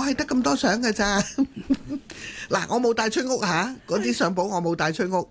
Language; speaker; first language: Cantonese; native; Cantonese